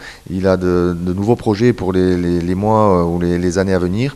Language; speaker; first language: French; native; French